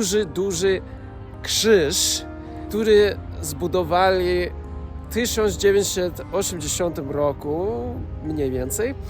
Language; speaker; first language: Polish; non-native, learner; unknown